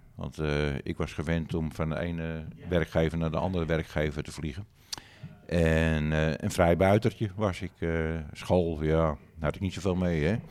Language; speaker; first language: Dutch; native; Dutch